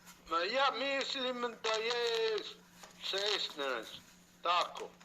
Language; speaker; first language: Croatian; non-native, learner; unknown